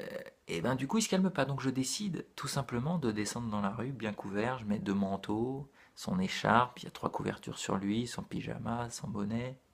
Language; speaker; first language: French; native; French